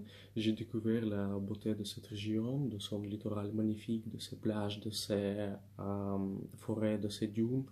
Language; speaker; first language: French; non-native, fluent; Russian